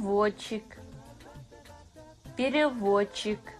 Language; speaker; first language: Russian; non-native, fluent; Kazakh